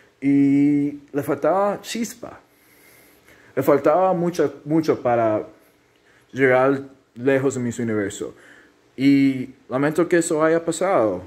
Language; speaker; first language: Spanish; early bilingual, heritage; Spanish